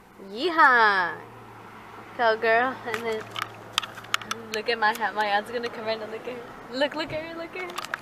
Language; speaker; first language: English; early bilingual, other home language; Spanish